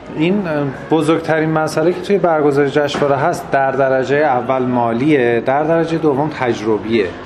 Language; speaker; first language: Persian; native; Persian